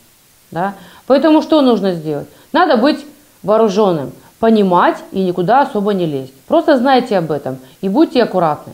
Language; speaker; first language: Russian; native; Russian